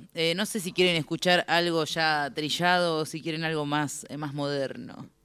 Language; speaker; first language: Spanish; native; Spanish